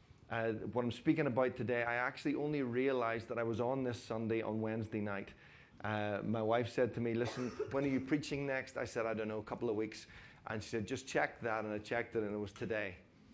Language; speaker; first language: English; native; English